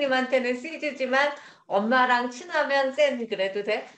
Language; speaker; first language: Korean; native; Korean